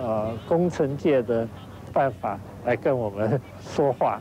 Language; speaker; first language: Chinese; non-native, local second language; Wu Chinese